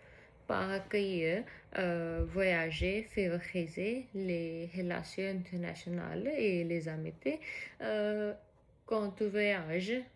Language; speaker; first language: French; non-native, learner; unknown